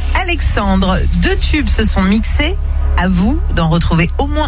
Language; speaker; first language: French; native; French